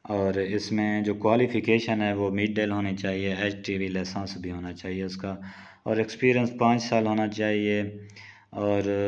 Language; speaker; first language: Urdu; non-native, local second language; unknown